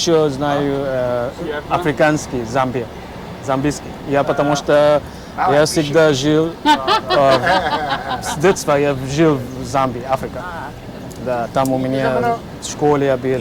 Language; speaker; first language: Russian; non-native, learner; English